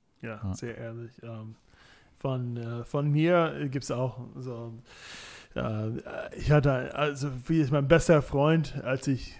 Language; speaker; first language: German; non-native, fluent; English